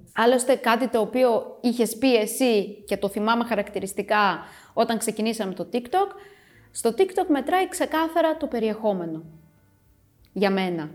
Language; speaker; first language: Greek; early bilingual, other home language; Romanian